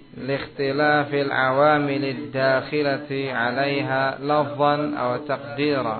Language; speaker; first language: Arabic; non-native, fluent; Indonesian